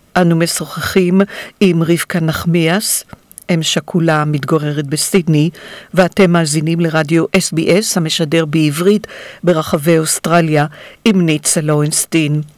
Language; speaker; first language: Hebrew; native; Hebrew